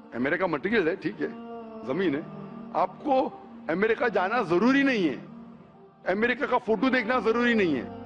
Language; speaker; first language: Hindi; non-native, local second language; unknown